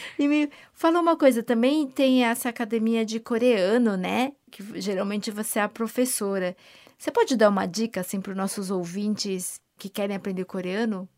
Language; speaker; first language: Portuguese; native; Portuguese